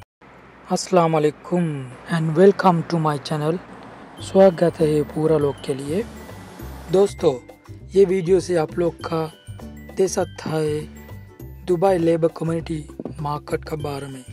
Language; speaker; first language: Hindi; non-native, fluent; Bangla